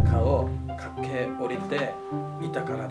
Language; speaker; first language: Japanese; non-native, learner; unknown